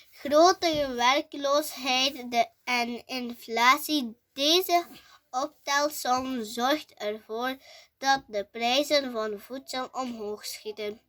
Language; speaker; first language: Dutch; early bilingual, other home language; Urdu